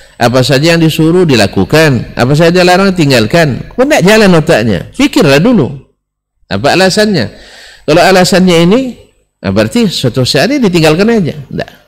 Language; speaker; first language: Indonesian; non-native, local second language; Minangkabau